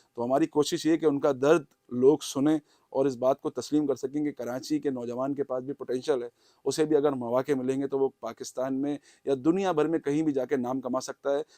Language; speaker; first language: Urdu; native; Urdu